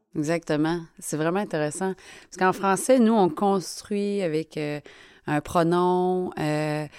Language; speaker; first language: French; native; French